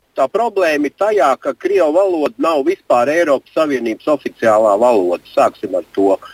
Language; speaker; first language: Latvian; non-native, fluent; Russian